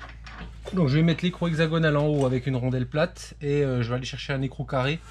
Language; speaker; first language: French; native; French